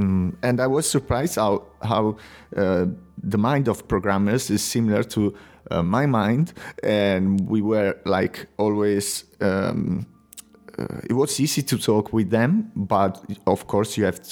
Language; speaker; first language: English; non-native, fluent; Italian